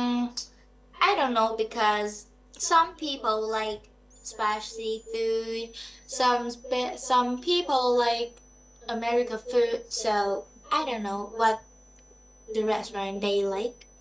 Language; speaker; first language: English; non-native, learner; Vietnamese